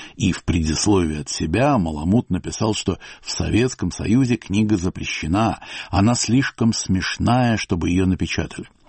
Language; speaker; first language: Russian; native; Russian